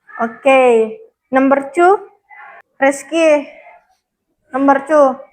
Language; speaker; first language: English; non-native, learner; Indonesian